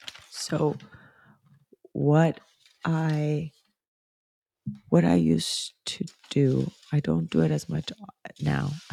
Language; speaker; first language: English; early bilingual, other home language; Spanish